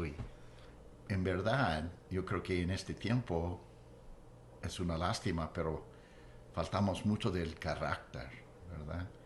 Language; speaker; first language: Spanish; non-native, fluent; English